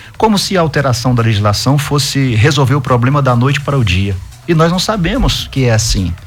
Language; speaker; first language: Portuguese; native; Portuguese